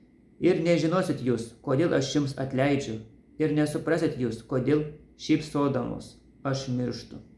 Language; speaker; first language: Lithuanian; native; Lithuanian